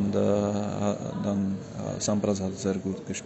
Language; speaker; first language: German; non-native, learner; Slovak